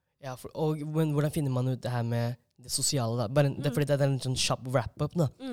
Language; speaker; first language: Norwegian; native; Norwegian